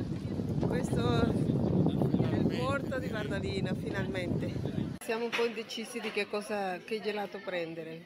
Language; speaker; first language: Italian; non-native, fluent; Spanish